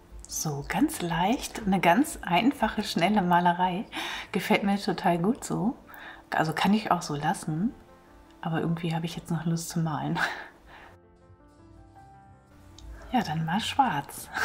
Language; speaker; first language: German; native; German